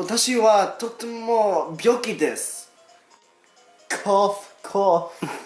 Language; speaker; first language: Japanese; non-native, learner; English